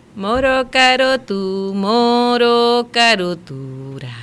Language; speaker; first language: Spanish; non-native, local second language; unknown